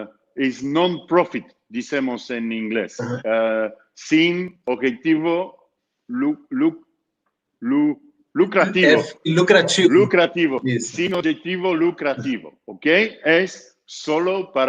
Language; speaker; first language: Spanish; non-native, fluent; Dutch